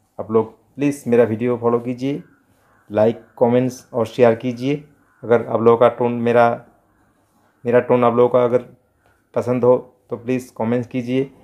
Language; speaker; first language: Hindi; non-native, local second language; Bangla